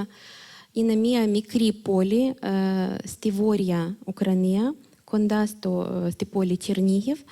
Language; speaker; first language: Greek; non-native, fluent; Ukrainian